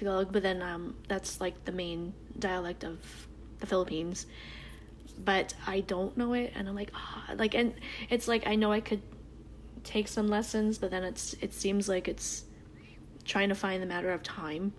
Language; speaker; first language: English; native; English